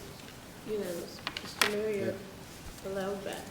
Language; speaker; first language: English; native; English